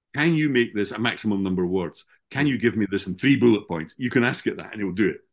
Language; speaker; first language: English; native; English